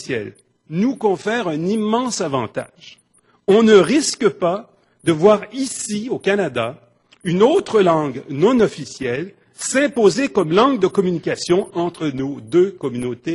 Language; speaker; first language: French; native; French